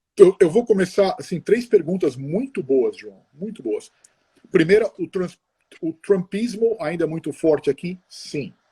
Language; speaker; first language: Portuguese; non-native, fluent; Italian